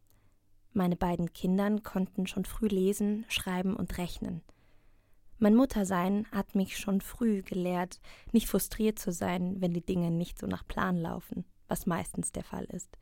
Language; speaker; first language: German; non-native, learner; Russian